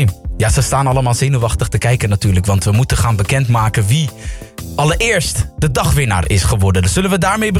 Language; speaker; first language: Dutch; native; Dutch